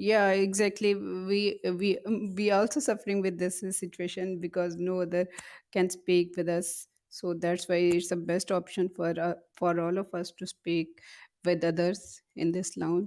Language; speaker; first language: English; non-native, learner; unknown